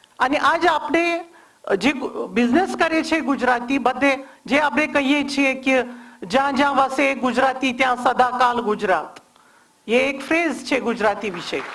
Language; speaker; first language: Gujarati; non-native, local second language; Kashmiri